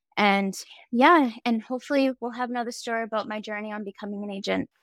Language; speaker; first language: English; native; English